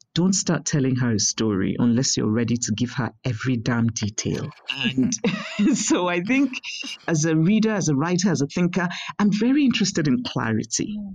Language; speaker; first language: English; non-native, local second language; Igbo